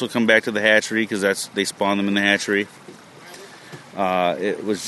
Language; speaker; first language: English; native; English